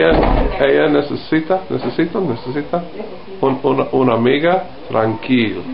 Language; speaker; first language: Spanish; non-native, learner; English